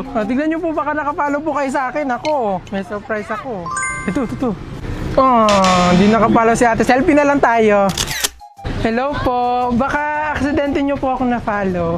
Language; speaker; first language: Filipino; native; Filipino